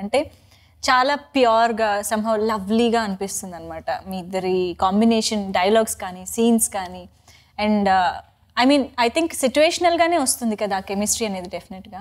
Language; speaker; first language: Telugu; native; Telugu